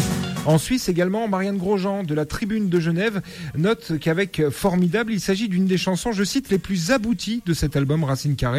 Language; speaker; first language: French; native; French